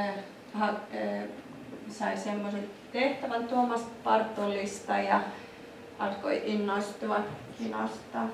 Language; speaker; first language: Finnish; non-native, fluent; Icelandic